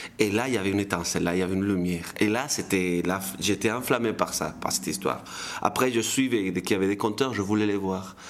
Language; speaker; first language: French; non-native, fluent; Spanish